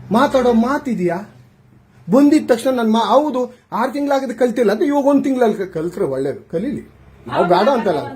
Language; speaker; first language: Kannada; native; Kannada